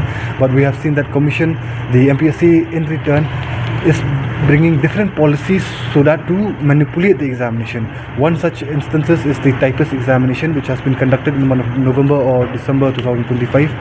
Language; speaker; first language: English; non-native, local second language; Khasi